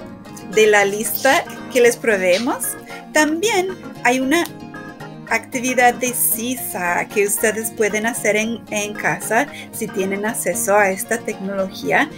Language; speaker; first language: Spanish; non-native, fluent; English